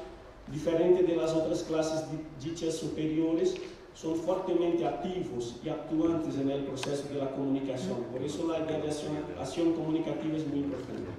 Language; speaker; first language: Spanish; non-native, fluent; Portuguese